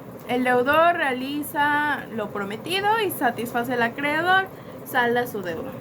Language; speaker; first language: Spanish; native; Spanish